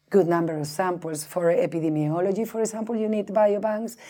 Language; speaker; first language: English; non-native, fluent; Spanish